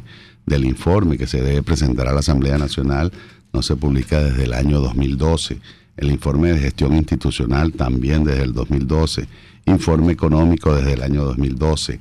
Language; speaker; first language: Spanish; native; Spanish